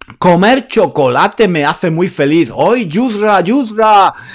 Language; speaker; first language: Spanish; native; Spanish